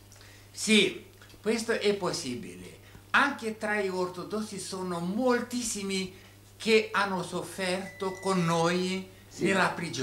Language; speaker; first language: Italian; non-native, fluent; Romanian